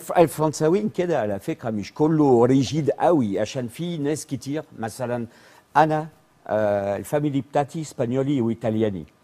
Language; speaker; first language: Arabic; non-native, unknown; French